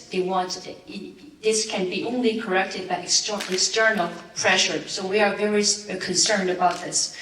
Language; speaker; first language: English; non-native, fluent; Chinese